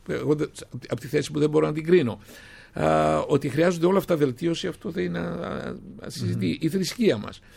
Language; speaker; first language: Greek; native; Greek